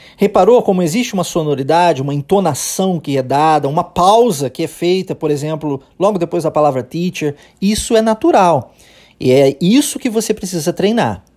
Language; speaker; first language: Portuguese; early bilingual, heritage; Portuguese